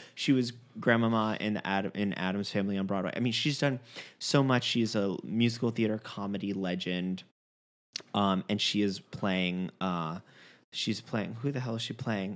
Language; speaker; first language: English; native; English